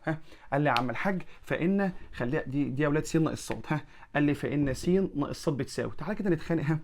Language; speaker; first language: Arabic; native; Arabic